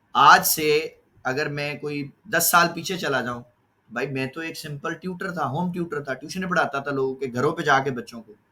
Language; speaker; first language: Urdu; non-native, local second language; Punjabi